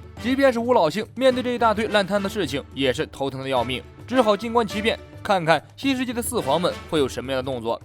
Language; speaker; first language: Chinese; native; Chinese